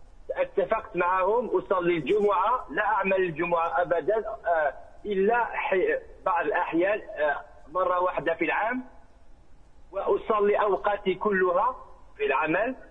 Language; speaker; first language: Arabic; early bilingual, heritage; Arabic